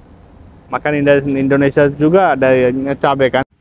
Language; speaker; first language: Indonesian; non-native, learner; Telugu